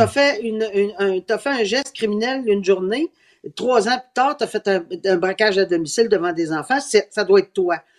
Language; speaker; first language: French; native; French